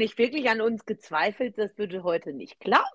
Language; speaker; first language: German; native; German